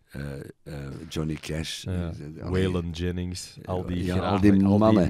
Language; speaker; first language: Dutch; native; Dutch